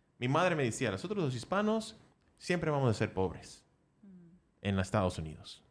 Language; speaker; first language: Spanish; early bilingual, heritage; Spanish